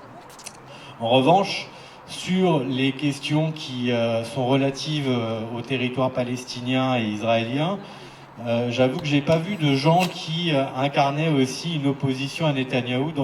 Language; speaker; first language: French; native; French